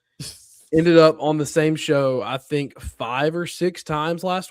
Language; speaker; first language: English; native; English